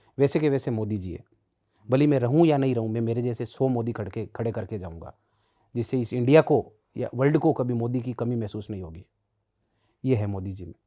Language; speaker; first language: Hindi; native; Hindi